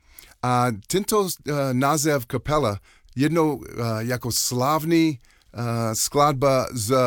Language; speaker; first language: Czech; non-native, learner; English